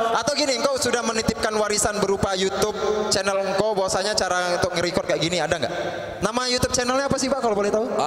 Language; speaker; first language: Indonesian; native; Indonesian